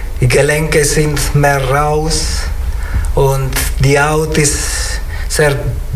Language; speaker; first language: German; non-native, learner; Italian